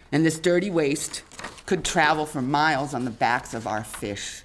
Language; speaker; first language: English; native; English